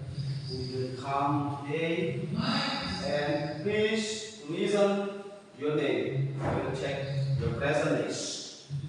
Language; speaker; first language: English; non-native, learner; Indonesian